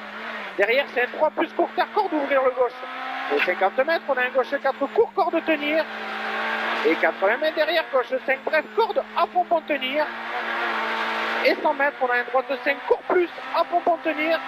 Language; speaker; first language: French; native; French